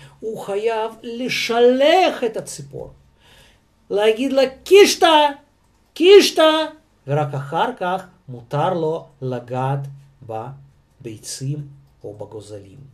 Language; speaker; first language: Hebrew; non-native, fluent; Russian